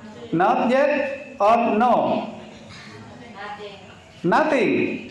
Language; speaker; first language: English; non-native, learner; Indonesian